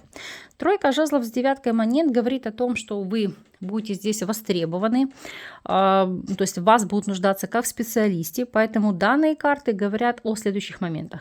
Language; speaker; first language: Russian; native; Russian